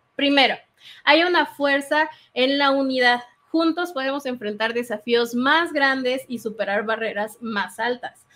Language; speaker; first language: Spanish; native; Spanish